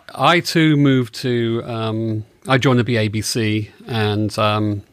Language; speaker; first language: English; native; English